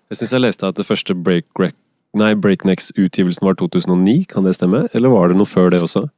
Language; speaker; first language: Norwegian; native; Norwegian